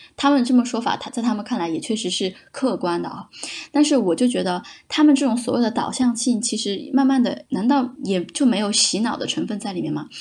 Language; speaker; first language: Chinese; native; Chinese